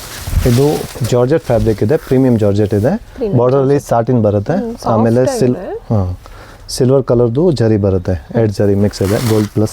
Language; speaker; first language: Kannada; non-native, local second language; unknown